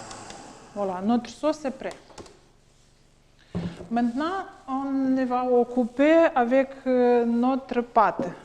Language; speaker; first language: French; non-native, learner; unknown